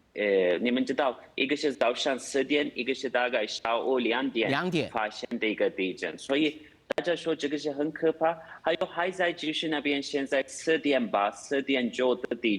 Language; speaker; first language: Chinese; non-native, fluent; Turkish